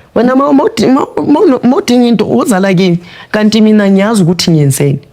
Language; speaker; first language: Zulu; non-native, local second language; Tsonga